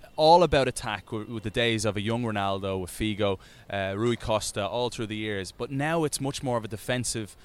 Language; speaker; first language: English; native; English